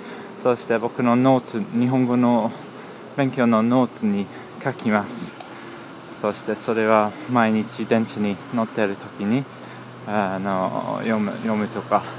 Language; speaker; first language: Japanese; non-native, learner; English